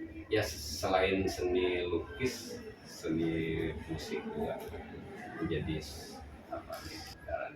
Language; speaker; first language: Indonesian; non-native, local second language; Sundanese